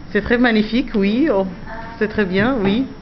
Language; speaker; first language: French; non-native, learner; Arabic